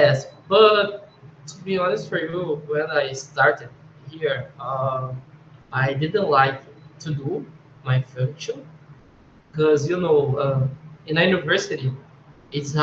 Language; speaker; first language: English; non-native, learner; Portuguese